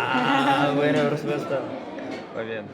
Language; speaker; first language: Spanish; non-native, learner; English